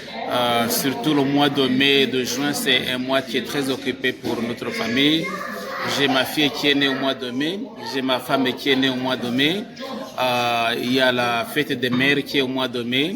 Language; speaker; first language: French; non-native, local second language; Kinyarwanda